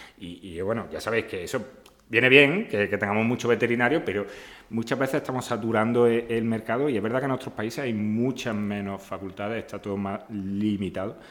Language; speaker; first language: Spanish; native; Spanish